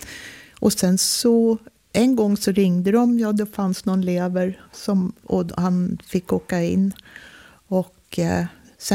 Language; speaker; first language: Swedish; native; Swedish